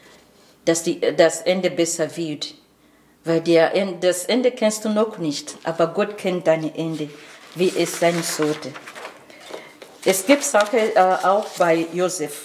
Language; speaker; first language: German; non-native, learner; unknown